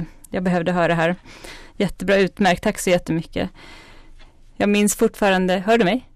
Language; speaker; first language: Swedish; native; Swedish